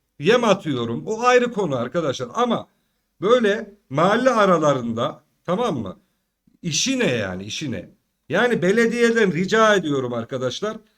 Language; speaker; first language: Turkish; early bilingual, heritage; Turkish